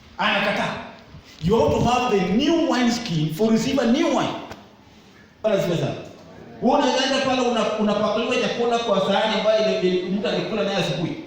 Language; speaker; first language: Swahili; non-native, local second language; Luo (Kenya and Tanzania)